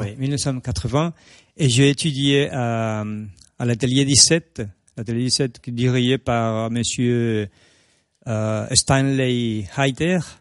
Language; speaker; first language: French; non-native, fluent; Spanish